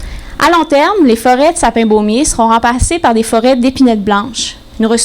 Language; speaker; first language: French; native; French